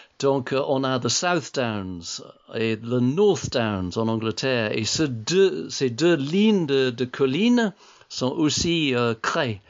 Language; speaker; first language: French; non-native, fluent; English